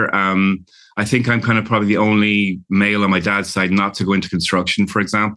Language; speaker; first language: English; native; English